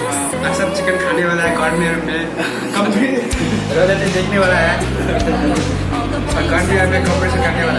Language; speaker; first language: Hindi; non-native, local second language; Nepali